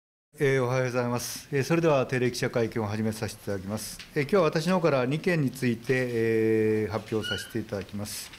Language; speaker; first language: Japanese; native; Japanese